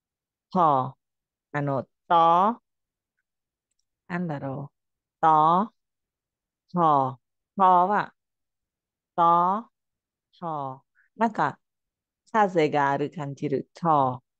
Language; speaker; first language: Japanese; non-native, fluent; Khmer